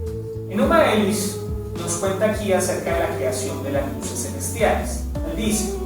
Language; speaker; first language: Spanish; native; Spanish